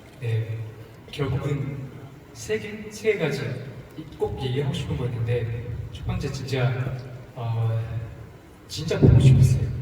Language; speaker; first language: Korean; non-native, learner; Chinese